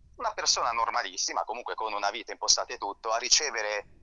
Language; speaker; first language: Italian; native; Italian